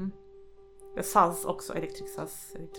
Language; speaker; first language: Swedish; non-native, fluent; Turkish